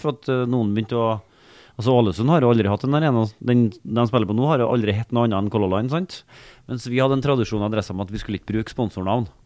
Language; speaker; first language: Norwegian; native; Norwegian